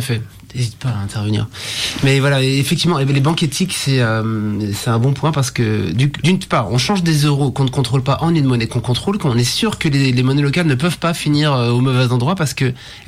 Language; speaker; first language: French; native; French